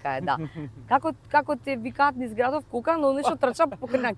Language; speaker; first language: Macedonian; native; Macedonian